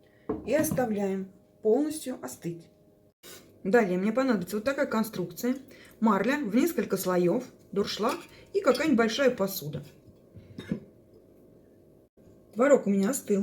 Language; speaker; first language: Russian; native; Russian